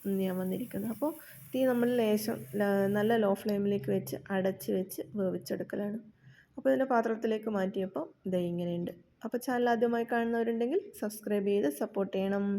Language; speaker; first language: Malayalam; native; Malayalam